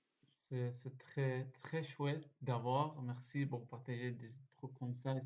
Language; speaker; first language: French; non-native, learner; Arabic